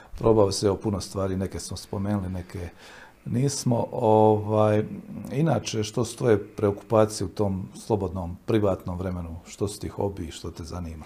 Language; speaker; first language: Croatian; native; Croatian